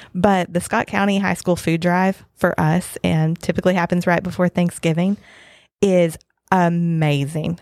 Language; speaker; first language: English; native; English